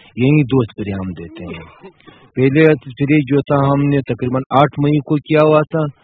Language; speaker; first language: Urdu; non-native, local second language; Pashto